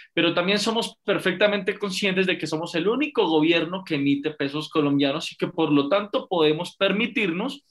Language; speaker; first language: Spanish; native; Spanish